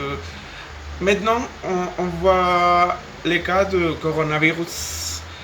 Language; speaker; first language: French; non-native, fluent; Spanish